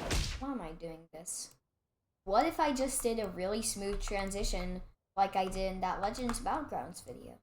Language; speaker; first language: English; native; English